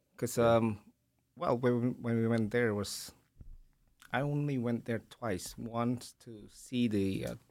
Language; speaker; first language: English; early bilingual, other home language; Indonesian